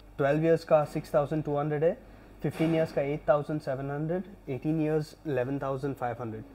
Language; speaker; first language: Hindi; non-native, local second language; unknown